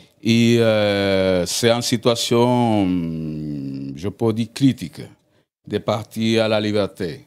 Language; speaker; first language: French; non-native, learner; Spanish